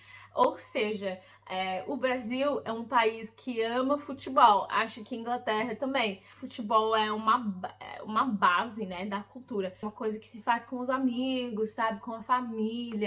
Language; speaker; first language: Portuguese; early bilingual, heritage; English